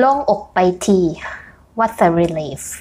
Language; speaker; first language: Thai; native; Thai